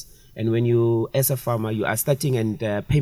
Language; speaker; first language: English; non-native, local second language; Tswana